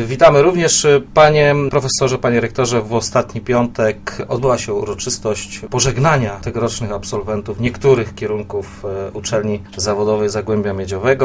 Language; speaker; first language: Polish; native; Polish